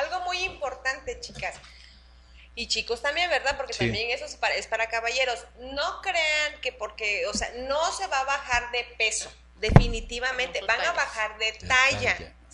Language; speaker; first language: Spanish; native; Spanish